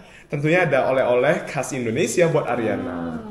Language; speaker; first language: Indonesian; native; Indonesian